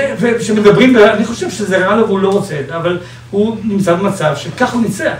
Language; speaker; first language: Hebrew; native; Hebrew